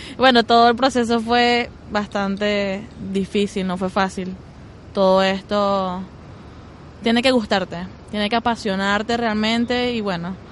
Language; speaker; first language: Spanish; native; Spanish